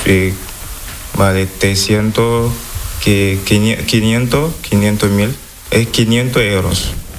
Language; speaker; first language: Spanish; non-native, fluent; Wolof